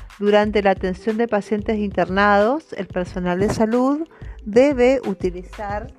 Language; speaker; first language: Spanish; native; Spanish